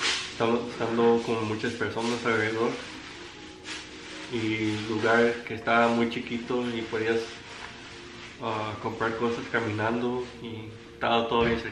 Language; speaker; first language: Spanish; early bilingual, heritage; Spanish